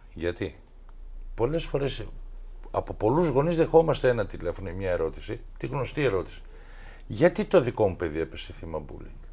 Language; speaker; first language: Greek; native; Greek